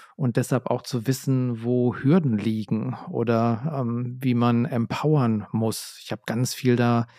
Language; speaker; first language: German; native; German